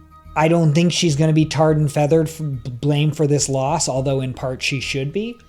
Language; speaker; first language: English; native; English